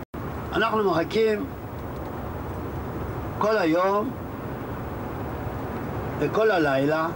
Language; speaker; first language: Hebrew; non-native, fluent; Yiddish